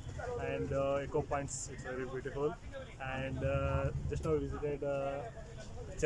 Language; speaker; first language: English; non-native, local second language; Kannada